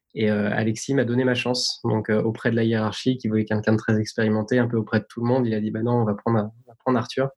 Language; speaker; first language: French; native; French